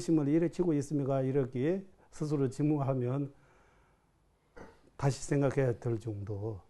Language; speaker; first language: Korean; non-native, fluent; Tibetan